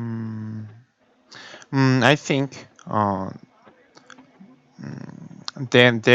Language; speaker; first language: English; non-native, learner; Korean